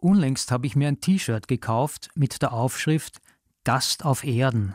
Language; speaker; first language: German; native; German